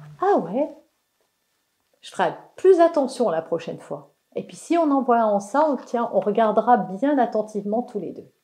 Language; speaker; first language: French; native; French